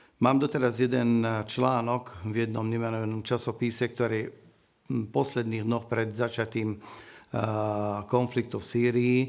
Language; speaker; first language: Slovak; non-native, fluent; Arabic